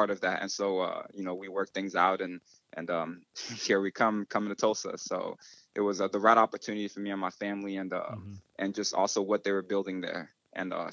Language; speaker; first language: English; early bilingual, other home language; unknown